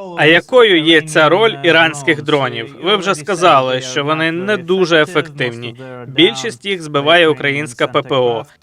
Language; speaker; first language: Ukrainian; native; Ukrainian